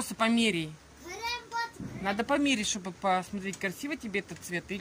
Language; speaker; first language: Russian; native; Russian